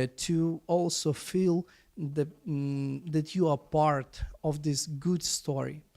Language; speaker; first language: English; non-native, fluent; Ukrainian